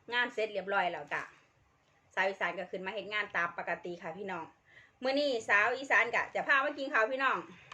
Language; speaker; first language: Thai; native; Thai